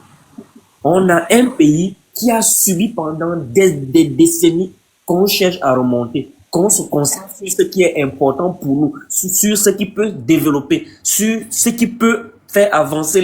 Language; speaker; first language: French; non-native, local second language; Fang